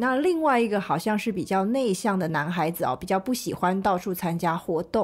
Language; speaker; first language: Chinese; native; Chinese